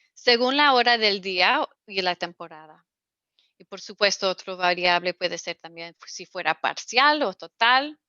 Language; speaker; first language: Spanish; non-native, fluent; English